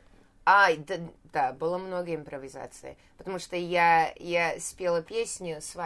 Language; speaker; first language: Russian; early bilingual, heritage; Russian